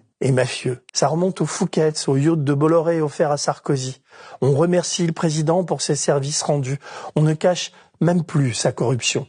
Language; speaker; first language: French; native; French